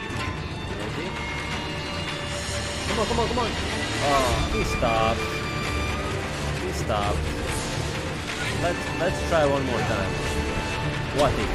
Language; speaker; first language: English; non-native, fluent; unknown